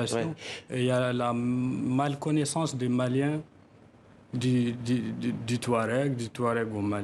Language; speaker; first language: French; non-native, local second language; Tamasheq